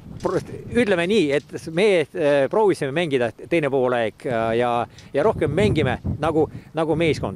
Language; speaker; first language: Estonian; non-native, local second language; Russian